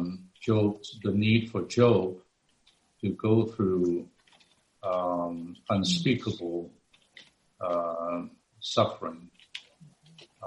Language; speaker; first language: English; non-native, local second language; Cantonese